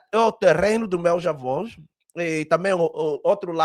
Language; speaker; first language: Portuguese; early bilingual, heritage; Portuguese